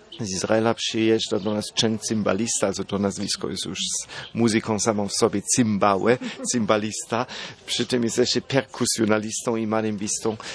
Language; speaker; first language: Polish; non-native, fluent; German